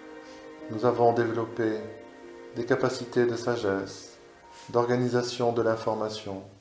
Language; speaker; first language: French; native; French